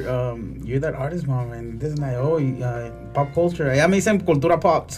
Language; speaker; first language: English; early bilingual, other home language; Spanish